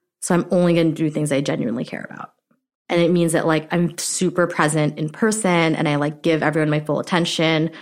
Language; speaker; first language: English; early bilingual, other home language; Filipino